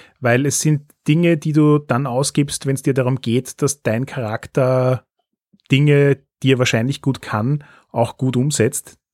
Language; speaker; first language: German; native; German